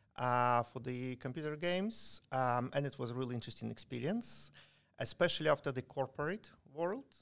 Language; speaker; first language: English; non-native, fluent; Ukrainian